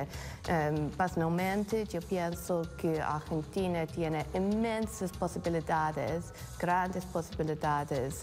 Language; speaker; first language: Spanish; non-native, fluent; English